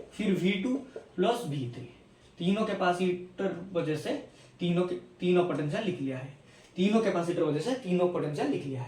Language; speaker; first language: Hindi; non-native, local second language; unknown